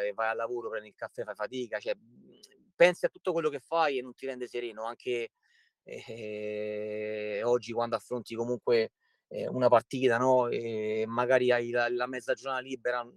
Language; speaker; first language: Italian; native; Italian